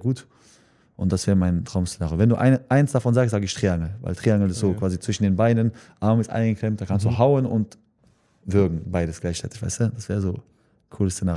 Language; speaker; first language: German; early bilingual, other home language; Chechen